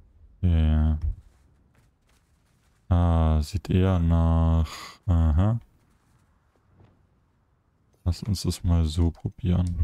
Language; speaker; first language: German; native; German